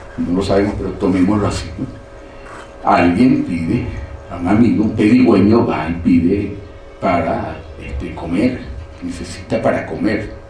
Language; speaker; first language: Spanish; native; Spanish